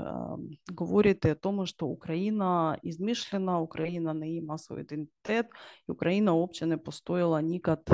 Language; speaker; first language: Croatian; non-native, learner; Ukrainian